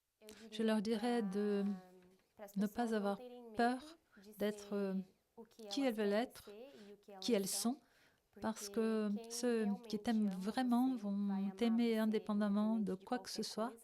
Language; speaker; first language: French; non-native, fluent; Portuguese